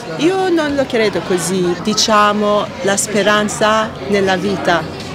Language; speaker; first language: Italian; non-native, fluent; Persian